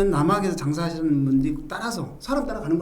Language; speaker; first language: Korean; native; Korean